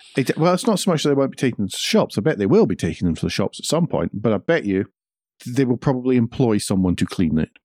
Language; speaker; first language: English; native; English